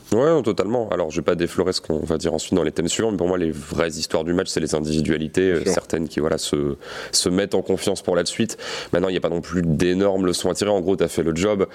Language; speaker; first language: French; native; French